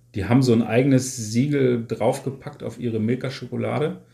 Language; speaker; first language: German; native; German